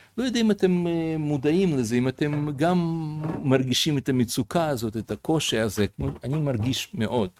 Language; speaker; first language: Hebrew; non-native, fluent; Russian